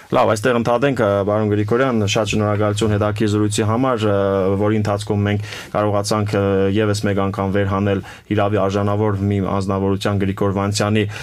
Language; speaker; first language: Armenian; native; Armenian